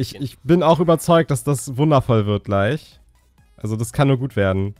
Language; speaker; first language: German; native; German